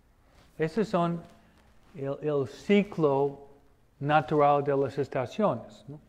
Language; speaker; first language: Spanish; non-native, fluent; English